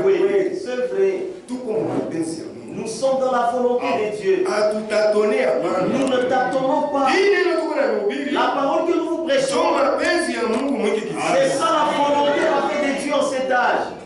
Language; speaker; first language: French; non-native, local second language; Swahili